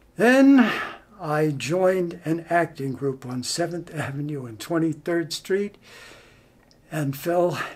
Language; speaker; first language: English; native; English